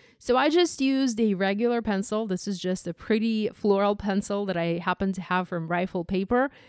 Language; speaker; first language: English; non-native, fluent; Ukrainian